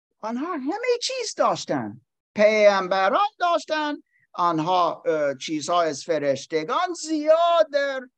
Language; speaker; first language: Persian; non-native, learner; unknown